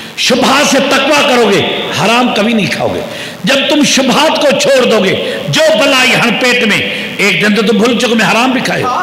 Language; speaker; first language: Urdu; non-native, local second language; Sindhi